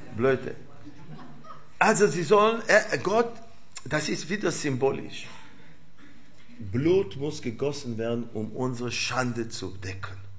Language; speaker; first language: German; non-native, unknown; Hebrew